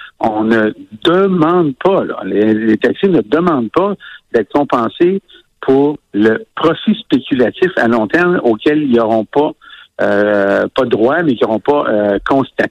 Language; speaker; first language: French; native; French